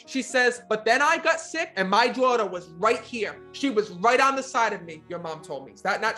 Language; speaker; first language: English; native; English